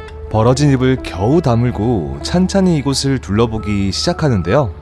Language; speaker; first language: Korean; native; Korean